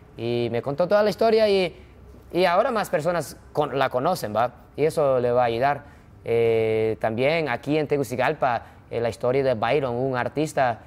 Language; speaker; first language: Spanish; non-native, fluent; Japanese